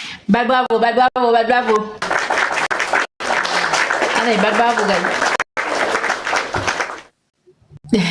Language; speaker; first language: French; non-native, learner; Haitian Creole